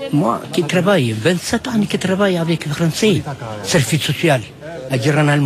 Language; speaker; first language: French; non-native, learner; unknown